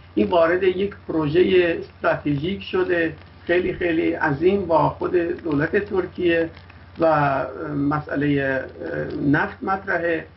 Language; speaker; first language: Persian; non-native, local second language; Kurdish